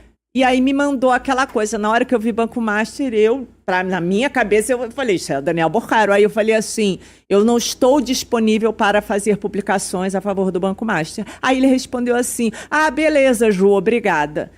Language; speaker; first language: Portuguese; native; Portuguese